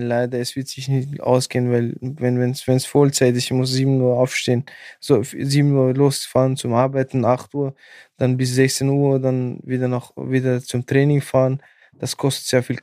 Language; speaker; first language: German; non-native, fluent; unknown